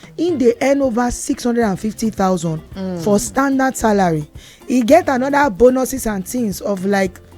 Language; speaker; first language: Nigerian Pidgin; native; Nigerian Pidgin